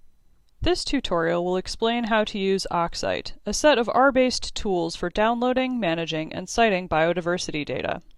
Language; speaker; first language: English; native; English